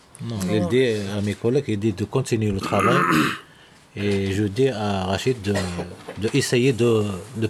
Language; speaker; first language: French; non-native, learner; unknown